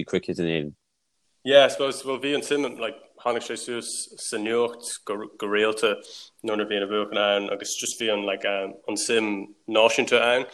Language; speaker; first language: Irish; non-native, local second language; English